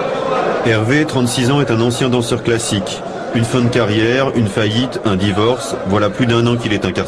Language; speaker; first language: French; native; French